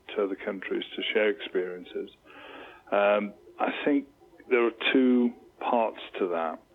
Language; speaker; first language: English; native; English